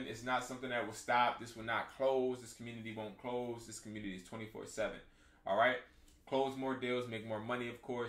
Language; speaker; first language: English; native; English